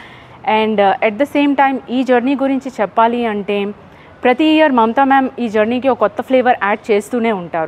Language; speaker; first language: Telugu; native; Telugu